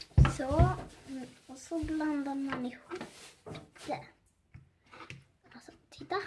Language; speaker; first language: Swedish; early bilingual, other home language; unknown